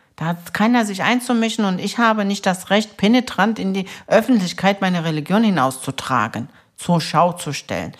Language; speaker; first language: German; early bilingual, other home language; Turkish